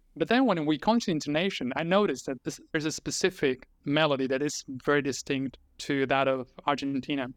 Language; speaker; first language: English; non-native, fluent; Spanish